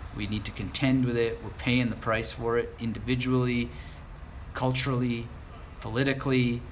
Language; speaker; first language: English; native; English